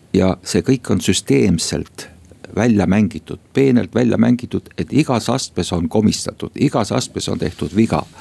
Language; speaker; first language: Estonian; native; Estonian